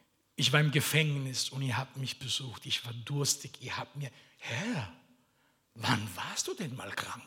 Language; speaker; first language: German; non-native, fluent; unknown